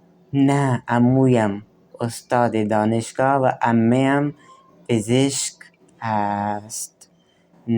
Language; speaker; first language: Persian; non-native, fluent; Urdu